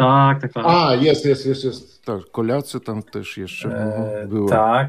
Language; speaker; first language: Polish; non-native, fluent; Belarusian